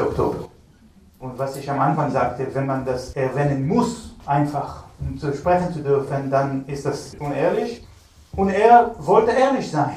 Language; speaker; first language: German; non-native, fluent; Hebrew